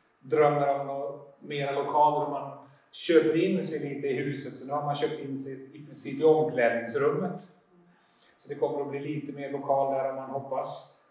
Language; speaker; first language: Swedish; native; Swedish